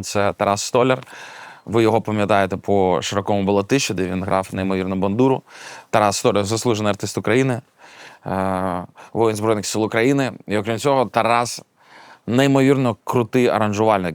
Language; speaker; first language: Ukrainian; native; Ukrainian